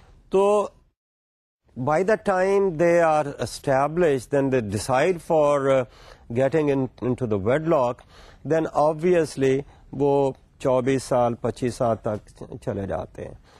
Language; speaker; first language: English; non-native, local second language; Urdu